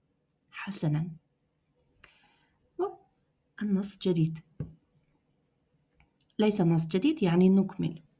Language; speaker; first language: Arabic; non-native, fluent; Russian